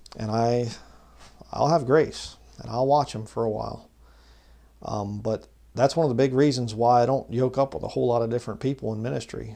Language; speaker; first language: English; native; English